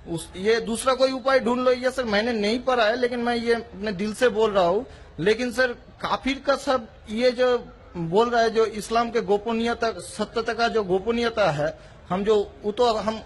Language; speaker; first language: Hindi; non-native, local second language; Bangla